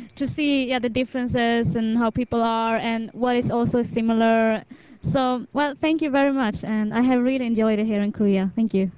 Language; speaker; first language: English; non-native, fluent; Swedish